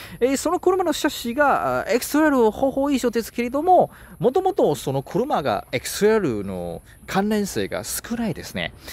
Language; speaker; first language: Japanese; non-native, learner; Chinese